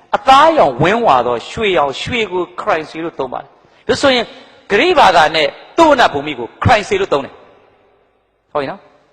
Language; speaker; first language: Burmese; non-native, local second language; Mon